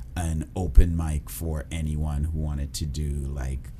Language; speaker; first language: English; early bilingual, other home language; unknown